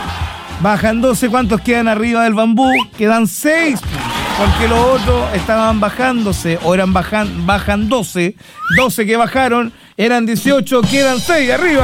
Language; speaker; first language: Spanish; native; Spanish